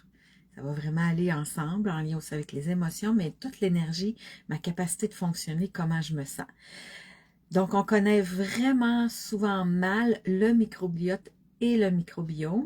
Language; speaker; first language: French; native; French